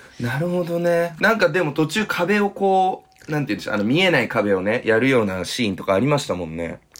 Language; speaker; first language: Japanese; native; Japanese